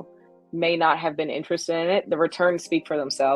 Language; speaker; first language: English; native; English